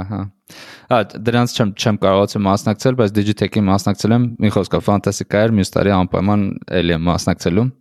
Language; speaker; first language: Armenian; native; Armenian